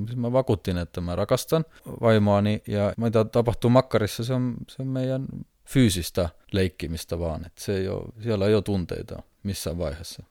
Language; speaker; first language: Finnish; non-native, fluent; Estonian